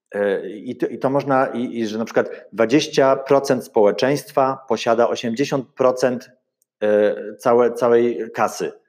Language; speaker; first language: Polish; early bilingual, heritage; Polish